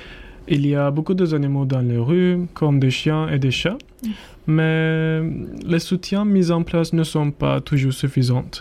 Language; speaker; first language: French; non-native, learner; Turkish